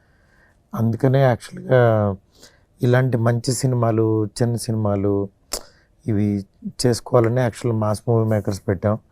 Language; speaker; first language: Telugu; native; Telugu